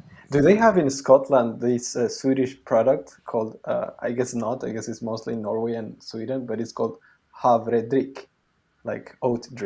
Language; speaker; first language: English; non-native, fluent; Spanish